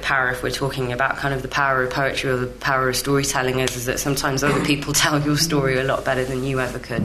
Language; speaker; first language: English; native; English